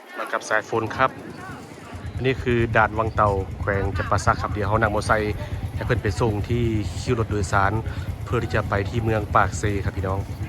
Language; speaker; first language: Thai; native; Thai